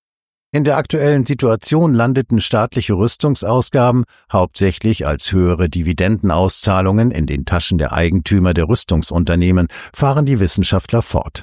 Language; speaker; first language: German; native; German